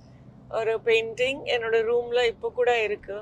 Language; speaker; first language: Tamil; non-native, fluent; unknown